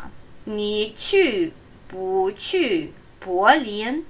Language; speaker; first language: Chinese; non-native, fluent; Russian